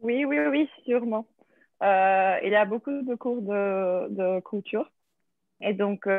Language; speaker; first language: French; non-native, fluent; English